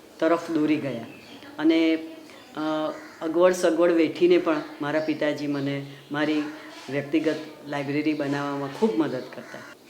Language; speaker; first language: Gujarati; native; Gujarati